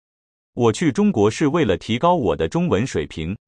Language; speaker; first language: Chinese; non-native, learner; Japanese